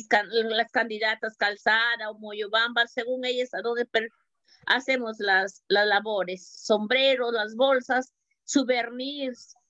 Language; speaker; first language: Spanish; native; Spanish